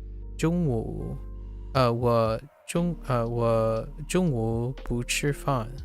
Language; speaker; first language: Chinese; non-native, learner; English